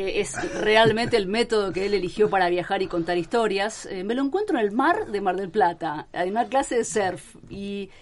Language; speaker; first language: Spanish; native; Spanish